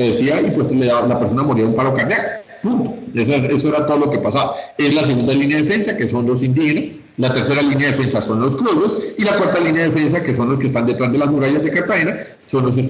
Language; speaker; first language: Spanish; native; Spanish